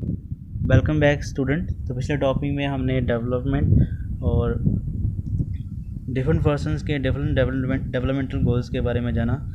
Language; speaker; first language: Hindi; native; Hindi